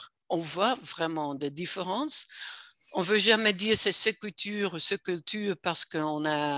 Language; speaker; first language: French; non-native, fluent; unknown